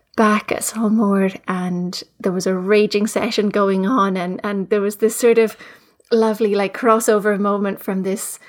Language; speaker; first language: English; native; English